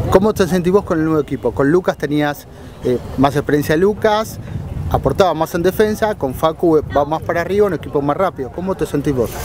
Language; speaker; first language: Spanish; native; Spanish